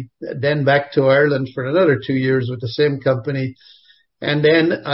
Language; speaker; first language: English; native; English